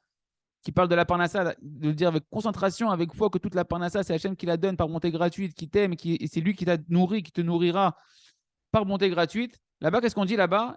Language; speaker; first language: French; native; French